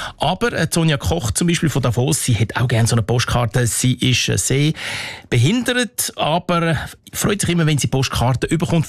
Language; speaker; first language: German; native; German